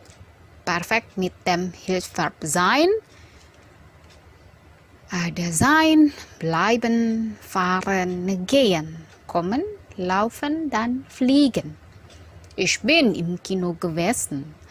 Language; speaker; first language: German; non-native, fluent; Indonesian